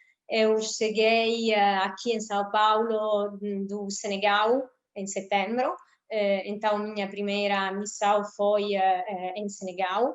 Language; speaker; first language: Portuguese; non-native, fluent; Italian